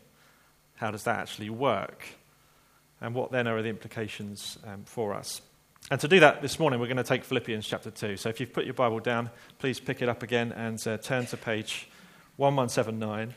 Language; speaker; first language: English; native; English